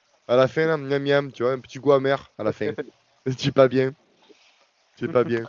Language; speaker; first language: French; native; French